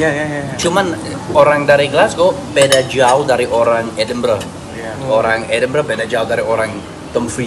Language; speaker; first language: Indonesian; non-native, fluent; English